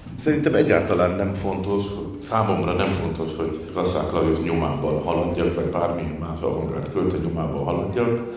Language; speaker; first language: Hungarian; native; Hungarian